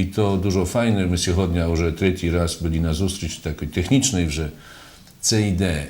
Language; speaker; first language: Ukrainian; non-native, fluent; Polish